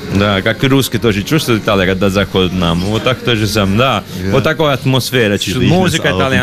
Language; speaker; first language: Russian; non-native, learner; Italian